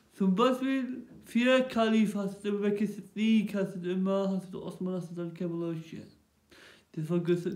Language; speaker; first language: German; non-native, local second language; Turkish